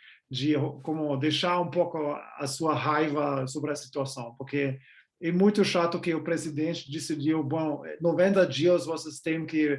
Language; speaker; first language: Portuguese; non-native, fluent; German